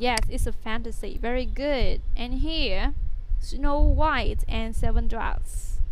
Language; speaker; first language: English; non-native, fluent; Vietnamese